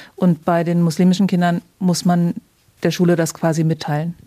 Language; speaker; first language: German; native; German